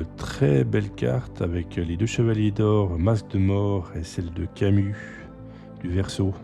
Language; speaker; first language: French; native; French